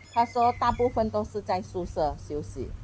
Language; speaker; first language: Chinese; non-native, fluent; Indonesian